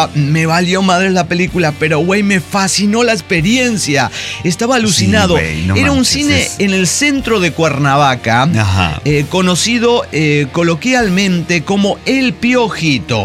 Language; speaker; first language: Spanish; native; Spanish